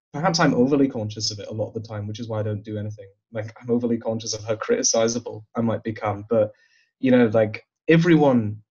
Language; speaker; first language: English; native; English